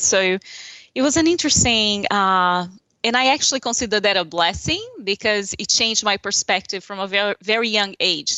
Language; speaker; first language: English; non-native, fluent; Portuguese